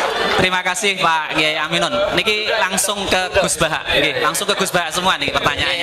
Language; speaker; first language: Indonesian; non-native, local second language; Javanese